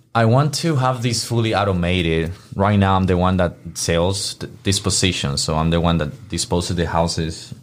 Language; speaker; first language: English; non-native, fluent; Spanish